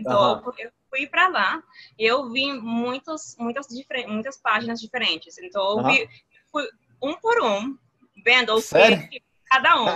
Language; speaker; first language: Portuguese; non-native, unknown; Spanish